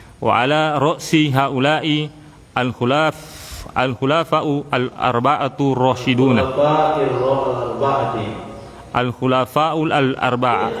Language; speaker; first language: Arabic; non-native, fluent; Indonesian